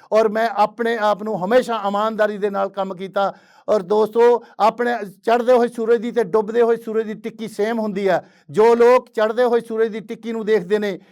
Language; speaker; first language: Punjabi; native; Punjabi